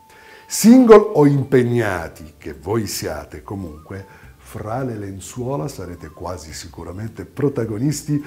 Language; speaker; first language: Italian; native; Italian